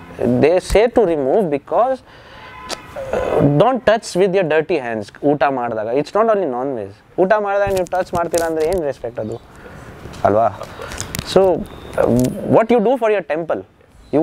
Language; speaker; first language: Kannada; non-native, learner; Nepali